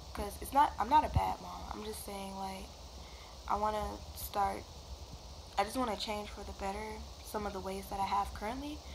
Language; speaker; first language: English; native; English